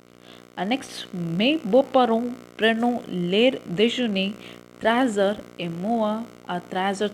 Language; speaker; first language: French; non-native, learner; Tamil